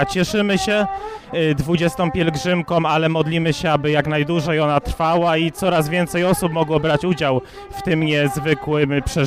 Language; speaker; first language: Polish; native; Polish